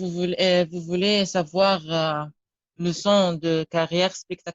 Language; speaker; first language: French; non-native, learner; Arabic